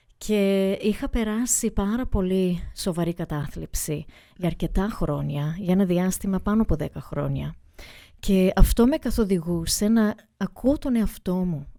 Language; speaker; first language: Greek; early bilingual, heritage; Greek